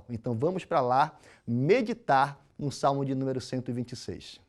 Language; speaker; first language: Portuguese; native; Portuguese